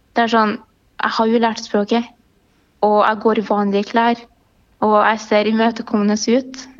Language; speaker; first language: Norwegian; early bilingual, other home language; Arabic